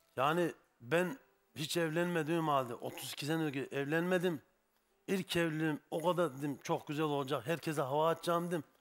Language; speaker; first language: Turkish; native; Turkish